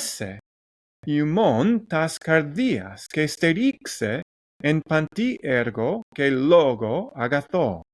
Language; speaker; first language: Greek; non-native, learner; English